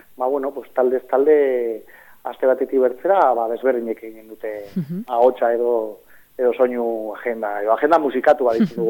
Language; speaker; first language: Basque; native; Basque